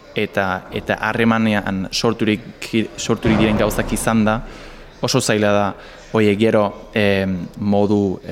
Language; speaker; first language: Basque; non-native, fluent; English